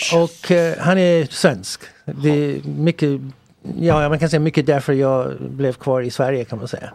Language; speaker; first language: Swedish; early bilingual, other home language; English